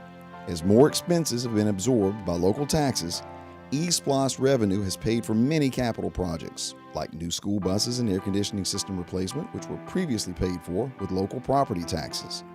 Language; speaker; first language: English; native; English